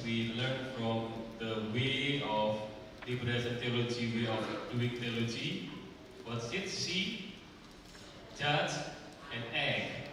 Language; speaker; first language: English; non-native, fluent; Indonesian